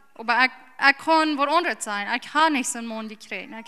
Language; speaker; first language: German; early bilingual, heritage; English